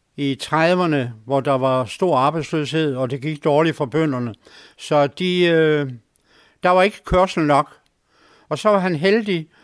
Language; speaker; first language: Danish; native; Danish